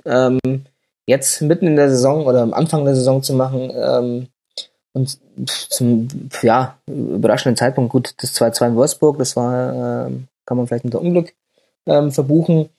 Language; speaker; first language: German; native; German